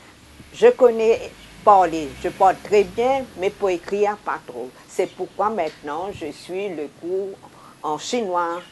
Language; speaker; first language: French; non-native, local second language; Hakka Chinese